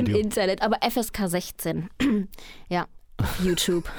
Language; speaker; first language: German; early bilingual, other home language; Spanish